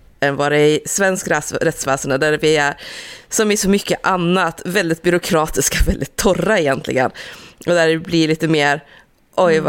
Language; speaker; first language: Swedish; native; Swedish